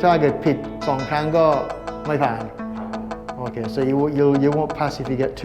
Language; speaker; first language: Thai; non-native, fluent; English